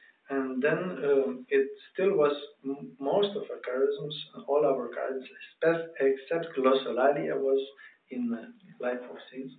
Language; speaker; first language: English; non-native, learner; Lithuanian